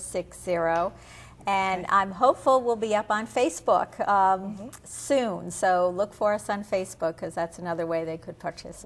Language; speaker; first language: English; native; English